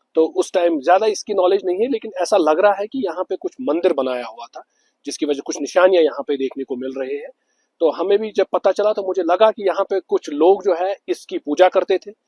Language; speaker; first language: Hindi; non-native, local second language; Kashmiri